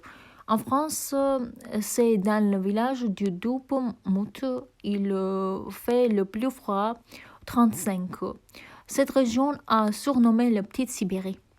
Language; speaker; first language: French; non-native, learner; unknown